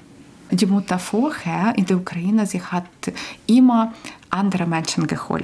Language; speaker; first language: German; non-native, learner; Ukrainian